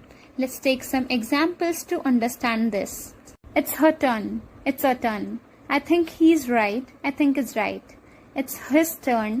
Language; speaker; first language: English; non-native, local second language; Hindi